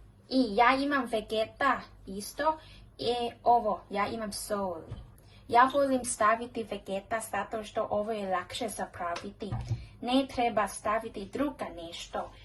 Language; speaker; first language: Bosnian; non-native, learner; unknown